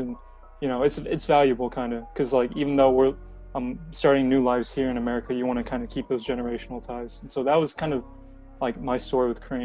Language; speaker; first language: English; early bilingual, other home language; Korean